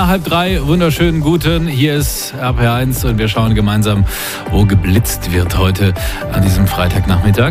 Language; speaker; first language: German; native; German